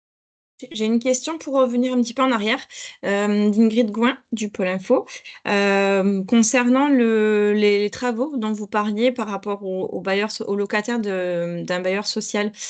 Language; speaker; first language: French; native; French